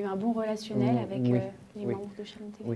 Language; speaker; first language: French; native; French